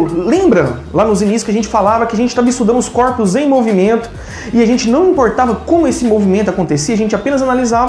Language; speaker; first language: Portuguese; native; Portuguese